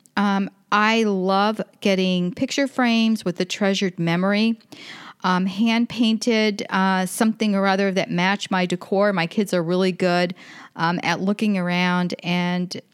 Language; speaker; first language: English; native; English